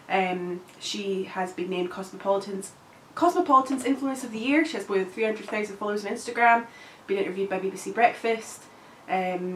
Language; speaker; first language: English; native; English